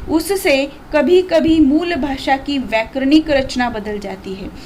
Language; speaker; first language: Hindi; non-native, local second language; Marathi